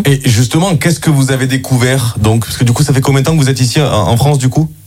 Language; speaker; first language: French; native; French